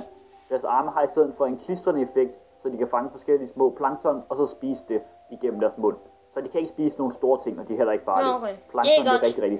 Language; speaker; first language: Danish; native; Danish